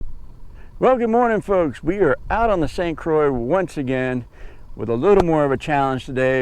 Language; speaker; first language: English; native; English